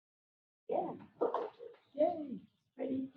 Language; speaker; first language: English; non-native, learner; Korean